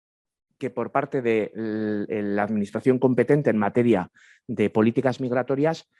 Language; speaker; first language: Spanish; native; Spanish